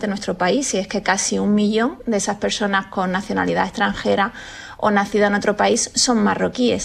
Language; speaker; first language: Spanish; native; Spanish